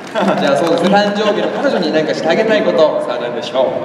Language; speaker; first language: Japanese; native; Japanese